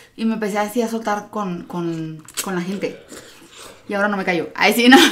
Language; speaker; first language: Spanish; native; Spanish